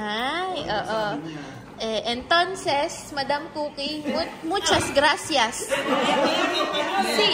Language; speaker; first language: Spanish; non-native, learner; Filipino